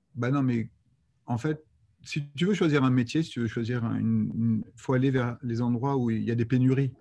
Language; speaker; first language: French; native; French